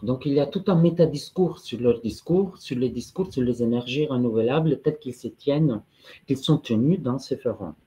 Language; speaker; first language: French; non-native, fluent; Italian